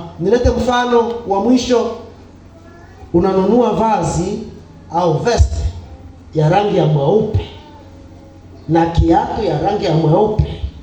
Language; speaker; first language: Swahili; native; Swahili